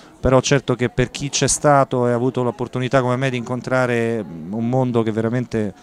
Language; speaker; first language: Italian; native; Italian